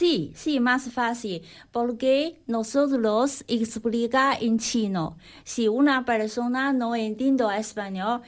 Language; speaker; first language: Spanish; non-native, learner; Chinese